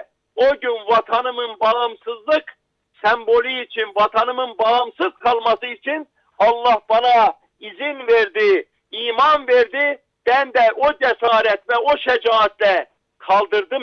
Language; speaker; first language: Turkish; native; Turkish